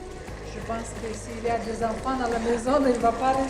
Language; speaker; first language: French; non-native, learner; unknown